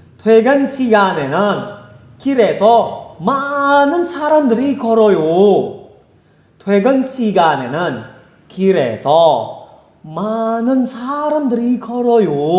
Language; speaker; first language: Korean; non-native, fluent; Indonesian